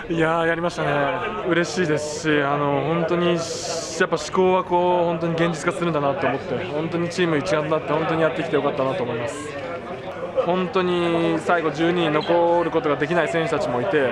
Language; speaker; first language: Japanese; native; Japanese